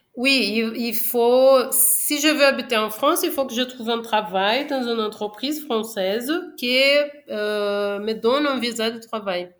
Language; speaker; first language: French; non-native, fluent; Portuguese